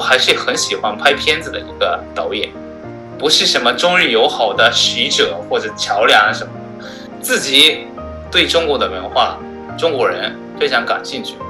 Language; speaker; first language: Chinese; non-native, fluent; Japanese